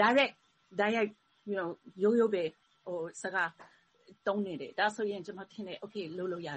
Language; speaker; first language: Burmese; non-native, learner; Thai